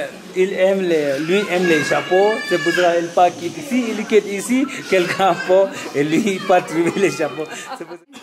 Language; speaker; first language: French; non-native, learner; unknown